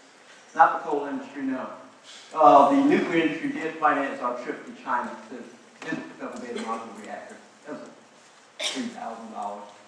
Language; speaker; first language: English; native; English